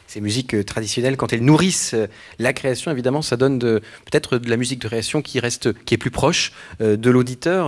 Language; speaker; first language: French; native; French